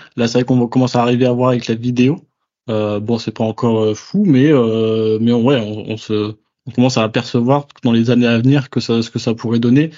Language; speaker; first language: French; native; French